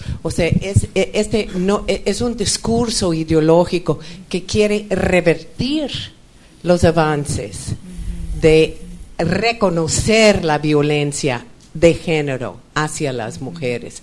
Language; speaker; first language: Spanish; non-native, fluent; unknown